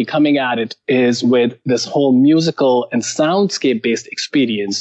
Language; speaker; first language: English; non-native, local second language; Hindi